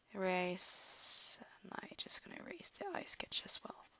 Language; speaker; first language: English; non-native, fluent; Norwegian